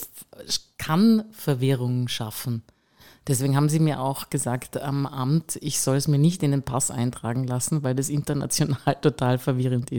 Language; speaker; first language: German; native; German